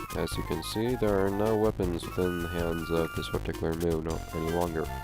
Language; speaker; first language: English; native; English